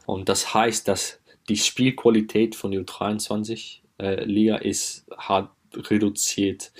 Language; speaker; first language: German; non-native, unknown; English